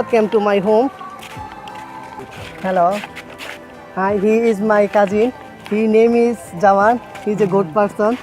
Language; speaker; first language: English; non-native, learner; Bangla